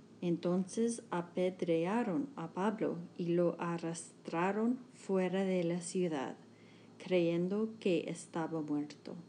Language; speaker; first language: Spanish; non-native, learner; English